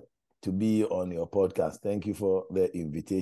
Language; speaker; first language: English; non-native, local second language; Akan